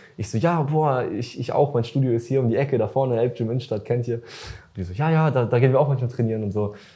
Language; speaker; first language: German; early bilingual, other home language; Russian